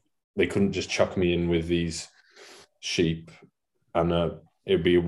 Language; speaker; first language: English; non-native, local second language; Welsh